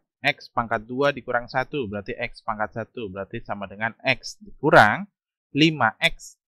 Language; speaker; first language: Indonesian; native; Indonesian